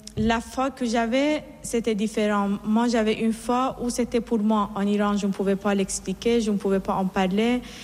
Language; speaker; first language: French; non-native, fluent; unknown